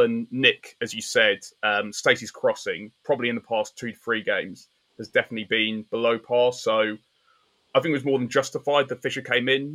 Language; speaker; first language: English; native; English